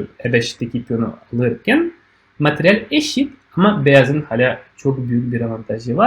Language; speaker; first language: Turkish; non-native, fluent; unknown